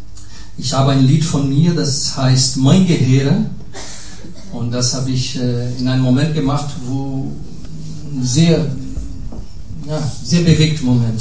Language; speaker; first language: German; non-native, fluent; Portuguese